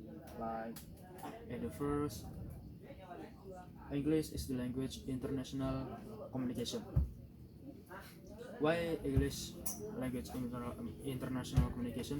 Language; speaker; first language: English; non-native, learner; Indonesian